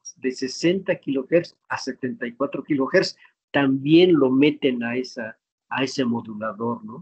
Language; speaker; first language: Spanish; native; Spanish